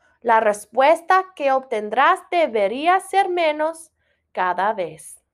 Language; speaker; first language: Spanish; non-native, fluent; English